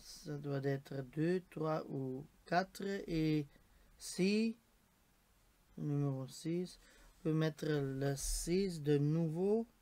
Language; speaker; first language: French; non-native, local second language; Dutch